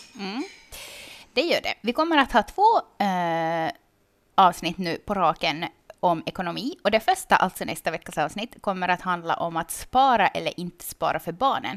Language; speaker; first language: Swedish; native; Swedish